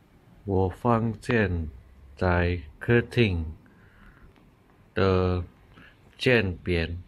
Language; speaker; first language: Chinese; non-native, learner; Indonesian